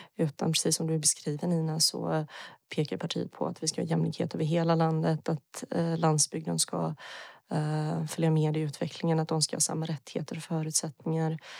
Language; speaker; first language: Swedish; early bilingual, other home language; Bosnian